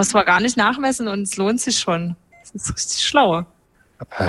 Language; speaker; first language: German; native; German